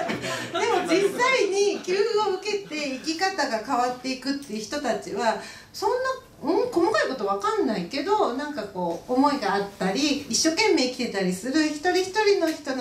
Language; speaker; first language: Japanese; native; Japanese